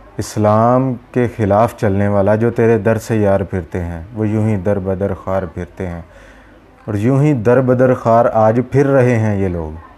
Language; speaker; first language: Urdu; non-native, local second language; Punjabi